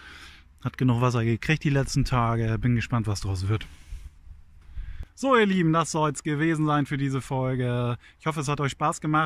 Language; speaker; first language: German; native; German